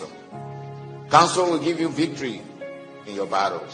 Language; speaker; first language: English; non-native, local second language; Yoruba